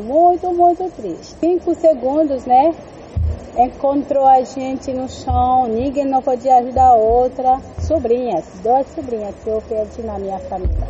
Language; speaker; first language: Portuguese; non-native, learner; Haitian Creole